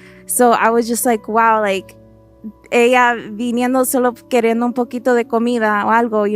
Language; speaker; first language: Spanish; early bilingual, heritage; Spanish